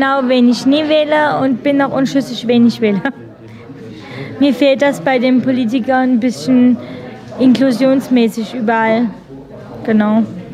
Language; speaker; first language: German; native; German